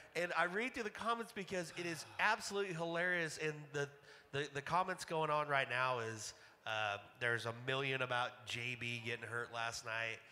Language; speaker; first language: English; native; English